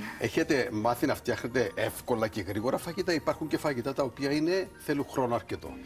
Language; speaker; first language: Greek; native; Greek